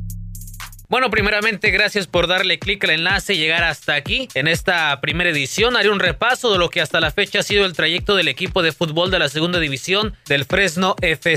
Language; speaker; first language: Spanish; native; Spanish